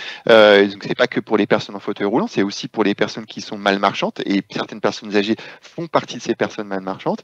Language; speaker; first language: French; native; French